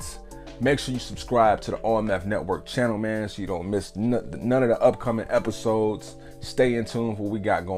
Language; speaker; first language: English; native; English